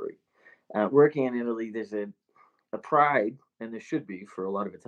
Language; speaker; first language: English; native; English